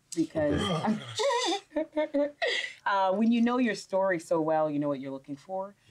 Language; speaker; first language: English; native; English